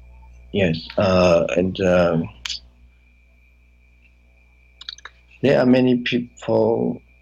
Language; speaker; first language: English; non-native, learner; Chinese